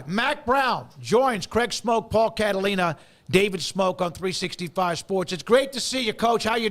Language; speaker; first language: English; native; English